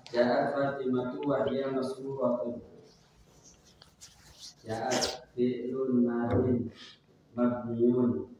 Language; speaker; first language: Arabic; non-native, learner; Indonesian